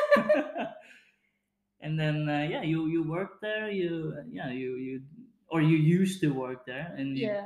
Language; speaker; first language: English; non-native, fluent; Dutch